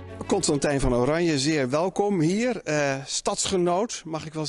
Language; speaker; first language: Dutch; native; Dutch